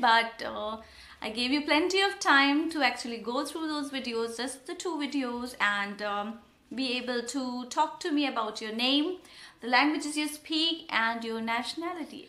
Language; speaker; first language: English; non-native, local second language; Hindi